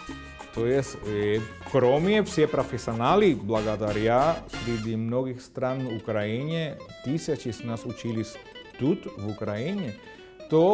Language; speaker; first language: Russian; non-native, fluent; Spanish